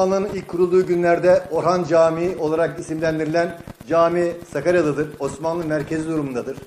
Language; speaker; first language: Turkish; native; Turkish